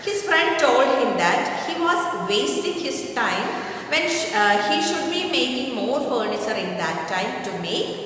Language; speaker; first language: English; non-native, local second language; Malayalam